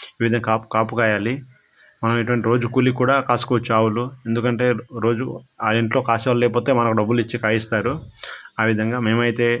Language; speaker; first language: Telugu; non-native, local second language; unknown